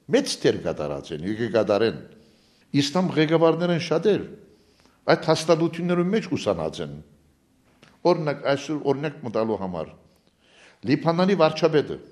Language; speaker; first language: Armenian; native; Armenian